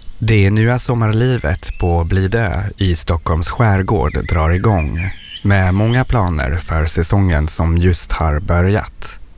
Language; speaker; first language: Swedish; non-native, fluent; French